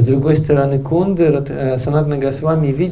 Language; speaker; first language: Russian; native; Russian